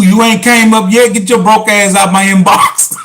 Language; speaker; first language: English; native; English